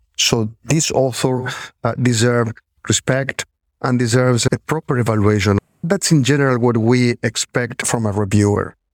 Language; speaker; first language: English; non-native, fluent; Spanish